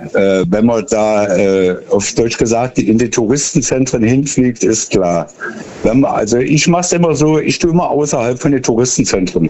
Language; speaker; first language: German; native; German